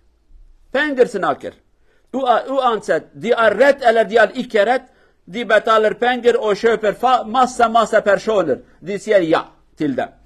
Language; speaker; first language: Norwegian; non-native, learner; Kurdish